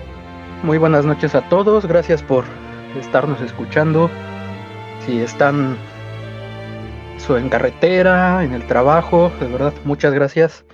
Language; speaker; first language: Spanish; native; Spanish